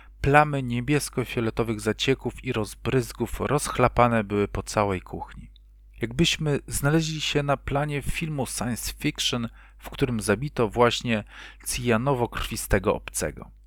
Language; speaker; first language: Polish; native; Polish